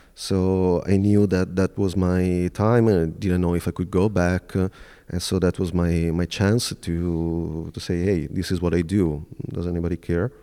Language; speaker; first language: English; non-native, fluent; Italian